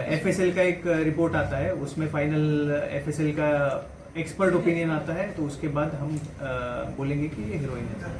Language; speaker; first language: Hindi; non-native, local second language; Bangla